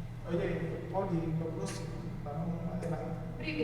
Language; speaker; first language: Spanish; native; Spanish